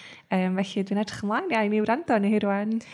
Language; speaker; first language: Welsh; native; Welsh